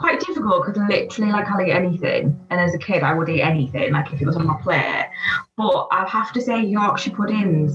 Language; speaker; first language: English; native; English